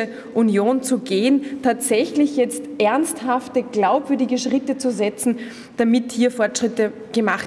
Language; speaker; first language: German; native; German